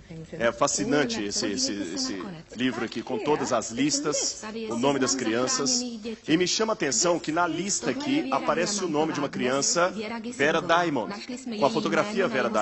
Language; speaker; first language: Portuguese; native; Portuguese